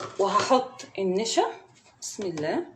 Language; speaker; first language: Arabic; native; Arabic